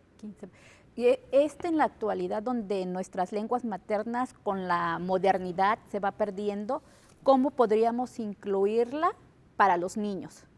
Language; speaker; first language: Spanish; native; Spanish